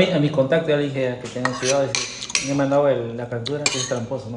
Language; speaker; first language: Spanish; native; Spanish